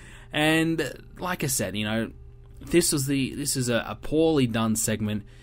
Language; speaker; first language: English; native; English